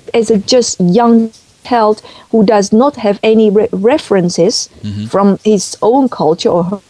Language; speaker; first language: English; non-native, fluent; Chinese